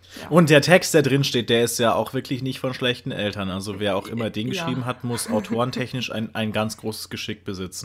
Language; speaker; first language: German; native; German